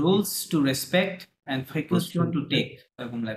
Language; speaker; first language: English; non-native, fluent; Bangla